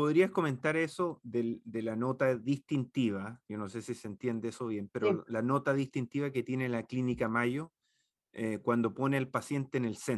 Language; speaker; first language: Spanish; native; Spanish